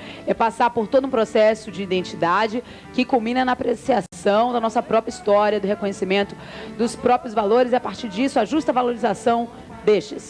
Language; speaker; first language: Portuguese; native; Portuguese